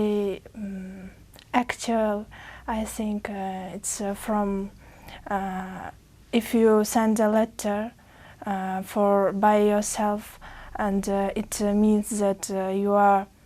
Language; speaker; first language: English; non-native, learner; Uzbek